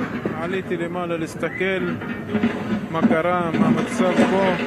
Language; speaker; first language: Hebrew; non-native, local second language; Arabic